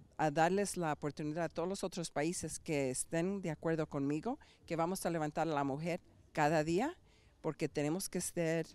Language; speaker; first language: Spanish; early bilingual, heritage; Spanish